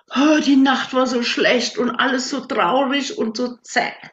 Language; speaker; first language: German; native; German